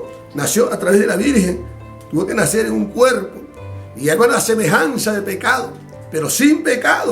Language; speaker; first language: Spanish; native; Spanish